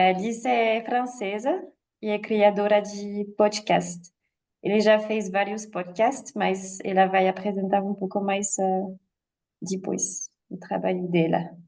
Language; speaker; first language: Portuguese; non-native, fluent; French